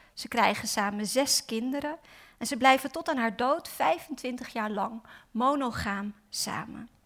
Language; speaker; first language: Dutch; native; Dutch